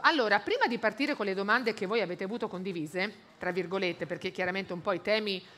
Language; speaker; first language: Italian; native; Italian